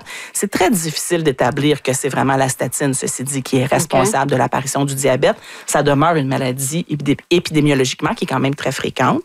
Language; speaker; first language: French; native; French